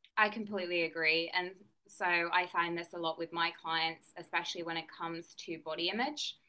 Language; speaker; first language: English; native; English